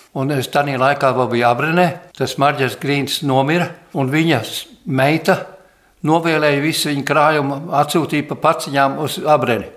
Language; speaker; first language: Latvian; early bilingual, heritage; Latvian